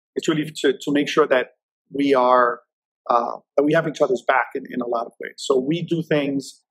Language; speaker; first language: English; native; English